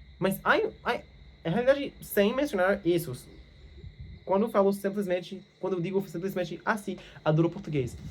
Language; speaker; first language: Portuguese; non-native, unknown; English